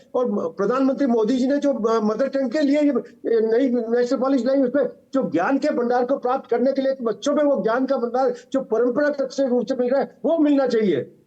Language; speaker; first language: Hindi; non-native, local second language; Rajasthani